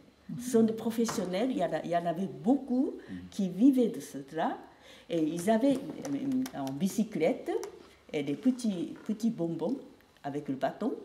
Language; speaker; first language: French; non-native, fluent; Japanese